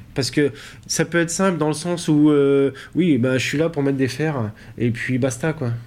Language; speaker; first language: French; native; French